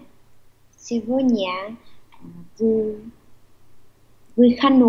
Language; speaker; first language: Russian; non-native, learner; Vietnamese